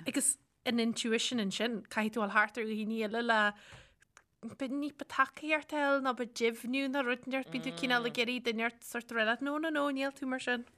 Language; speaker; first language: Irish; native; Irish